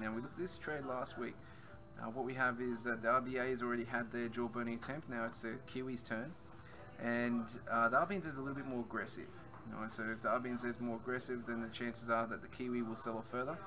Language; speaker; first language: English; native; English